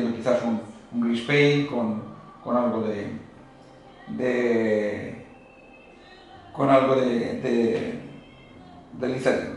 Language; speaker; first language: Spanish; native; Spanish